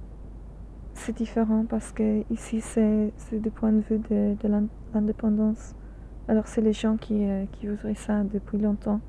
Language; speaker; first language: French; non-native, learner; English